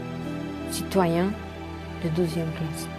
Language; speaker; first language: French; non-native, learner; Romanian